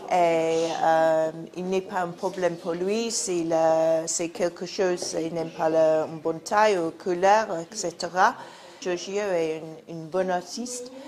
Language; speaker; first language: French; non-native, fluent; English